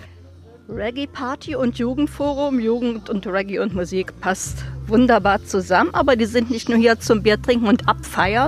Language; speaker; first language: German; native; German